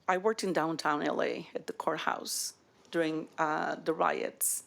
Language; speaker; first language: English; early bilingual, other home language; Spanish